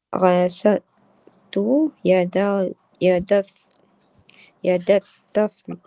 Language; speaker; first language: Arabic; non-native, learner; Malay